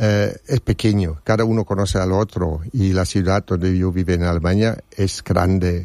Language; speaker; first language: Spanish; non-native, fluent; German